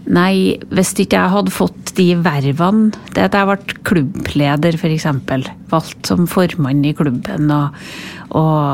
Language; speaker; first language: Norwegian; native; Norwegian